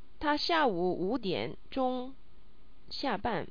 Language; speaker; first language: Chinese; non-native, learner; English